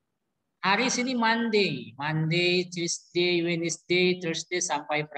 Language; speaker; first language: English; non-native, learner; Indonesian